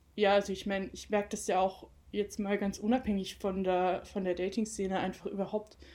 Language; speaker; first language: German; native; German